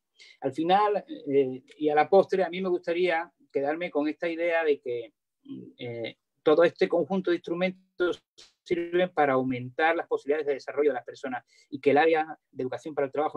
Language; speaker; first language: Spanish; native; Spanish